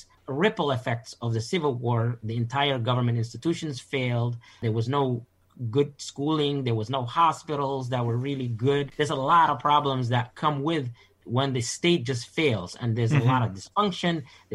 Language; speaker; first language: English; non-native, fluent; Somali